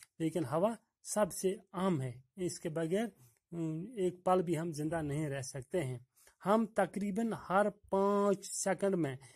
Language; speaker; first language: Urdu; non-native, local second language; Kashmiri